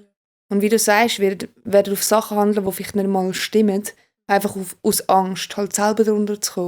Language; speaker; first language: German; native; German